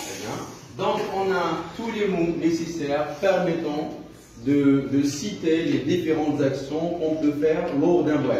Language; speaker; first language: French; non-native, local second language; Arabic